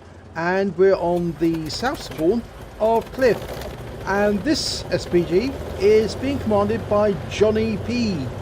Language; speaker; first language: English; native; English